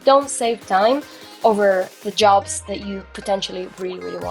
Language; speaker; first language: English; non-native, fluent; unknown